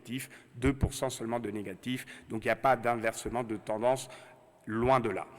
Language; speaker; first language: French; native; French